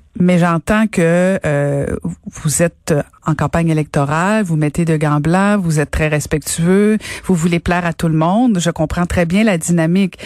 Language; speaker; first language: French; native; French